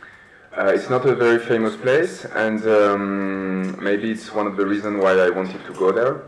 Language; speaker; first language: English; non-native, fluent; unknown